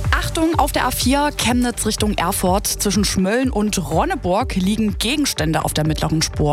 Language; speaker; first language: German; native; German